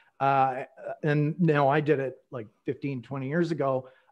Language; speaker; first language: English; native; English